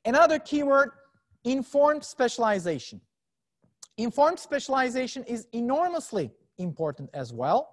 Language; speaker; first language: English; non-native, fluent; Turkish